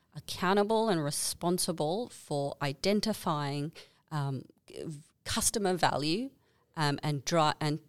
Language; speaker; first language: English; native; English